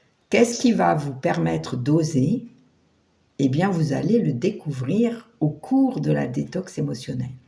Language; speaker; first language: French; native; French